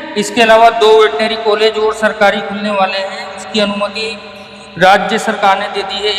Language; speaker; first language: Hindi; native; Hindi